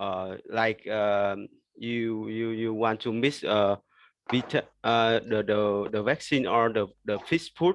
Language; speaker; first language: English; non-native, learner; Vietnamese